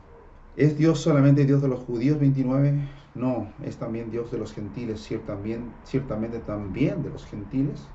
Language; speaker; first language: Spanish; native; Spanish